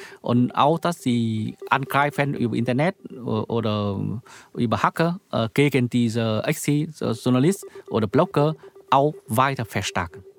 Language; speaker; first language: German; non-native, learner; Vietnamese